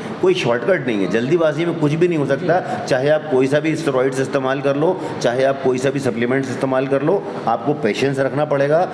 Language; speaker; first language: Hindi; native; Hindi